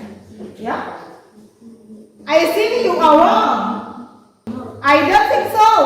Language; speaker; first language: English; non-native, learner; Indonesian